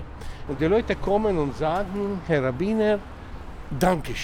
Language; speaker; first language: German; non-native, learner; Russian